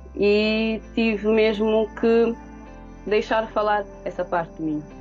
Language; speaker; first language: Portuguese; non-native, local second language; Kabuverdianu